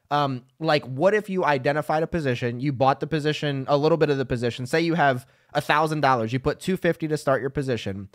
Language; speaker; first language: English; native; English